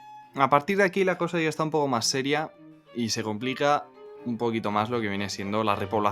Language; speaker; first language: Spanish; native; Spanish